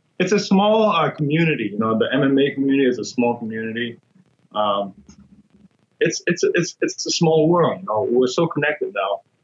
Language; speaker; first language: English; non-native, fluent; Burmese